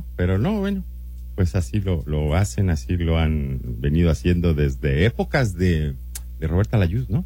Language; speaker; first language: Spanish; native; Spanish